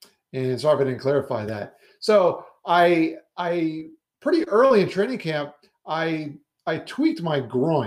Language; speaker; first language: English; native; English